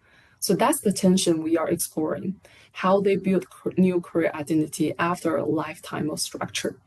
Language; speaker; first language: English; non-native, fluent; Chinese